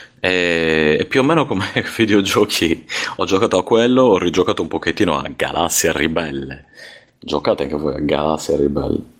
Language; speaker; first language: Italian; native; Italian